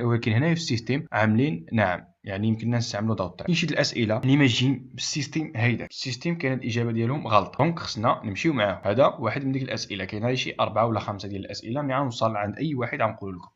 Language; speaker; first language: Arabic; native; Arabic